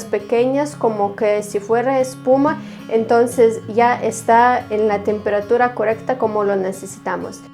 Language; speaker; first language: Spanish; non-native, fluent; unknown